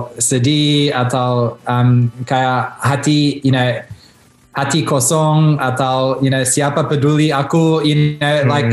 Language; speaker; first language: Indonesian; early bilingual, heritage; Indonesian